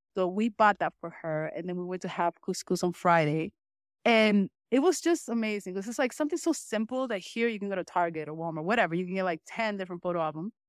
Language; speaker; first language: English; early bilingual, other home language; Spanish